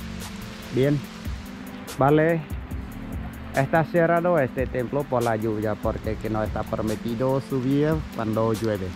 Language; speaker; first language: Spanish; non-native, learner; Khmer